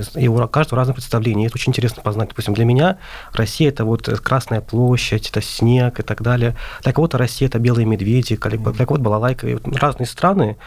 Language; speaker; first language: Russian; non-native, local second language; Azerbaijani